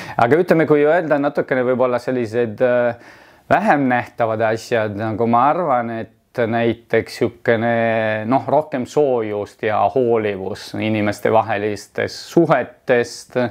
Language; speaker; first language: Estonian; non-native, fluent; Italian